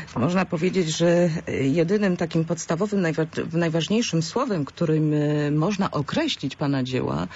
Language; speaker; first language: Polish; native; Polish